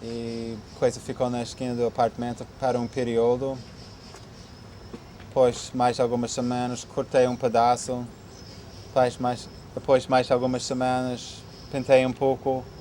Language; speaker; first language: Portuguese; non-native, fluent; English